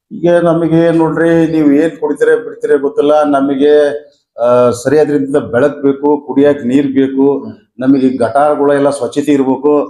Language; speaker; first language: Kannada; native; Kannada